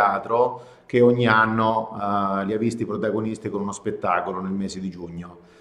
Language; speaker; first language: Italian; native; Italian